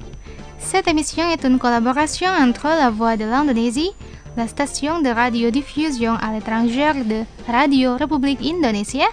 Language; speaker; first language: French; non-native, fluent; Indonesian